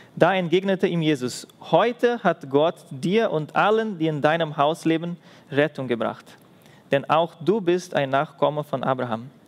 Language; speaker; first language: German; non-native, fluent; Portuguese